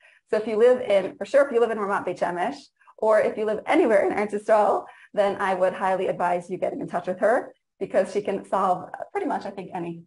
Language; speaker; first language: English; non-native, fluent; Hebrew